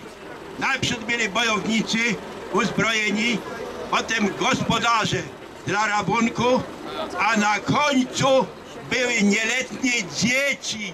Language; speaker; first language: Polish; native; Polish